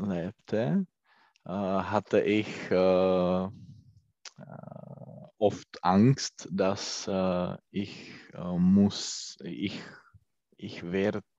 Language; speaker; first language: German; non-native, learner; Czech